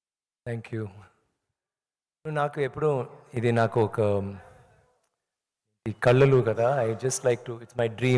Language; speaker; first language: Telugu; non-native, learner; Tamil